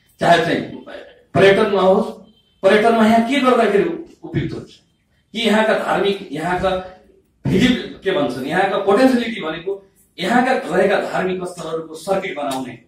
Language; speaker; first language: Nepali; non-native, local second language; Bhojpuri